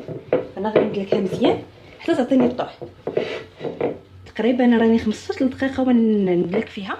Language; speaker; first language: Arabic; native; Arabic